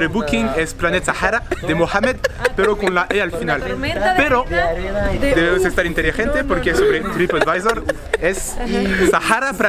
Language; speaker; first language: Spanish; non-native, fluent; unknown